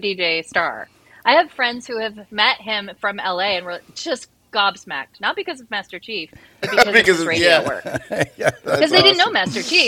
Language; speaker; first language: English; native; English